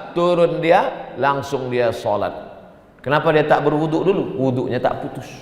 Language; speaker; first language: Indonesian; native; Indonesian